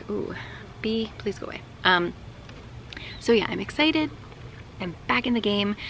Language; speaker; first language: English; native; English